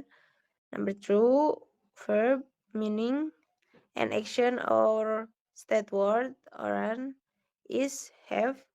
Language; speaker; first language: English; non-native, learner; Indonesian